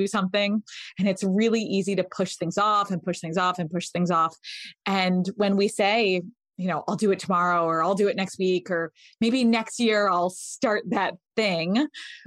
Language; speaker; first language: English; native; English